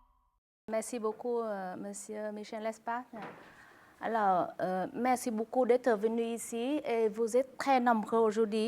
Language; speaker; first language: French; non-native, fluent; Vietnamese